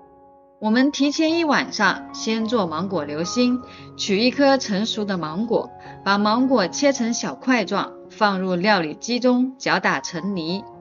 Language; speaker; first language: Chinese; native; Chinese